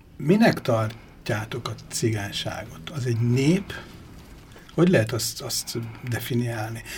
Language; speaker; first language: Hungarian; native; Hungarian